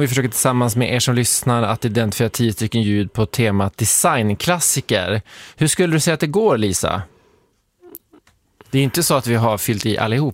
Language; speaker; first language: Swedish; native; Swedish